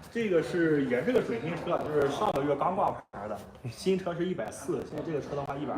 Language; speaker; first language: Chinese; native; Chinese